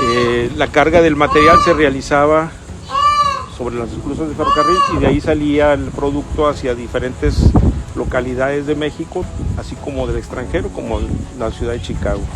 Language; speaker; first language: Spanish; native; Spanish